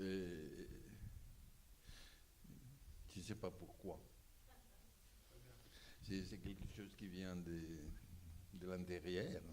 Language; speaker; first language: French; non-native, fluent; Spanish